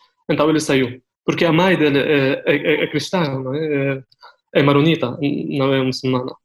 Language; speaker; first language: Portuguese; non-native, fluent; Arabic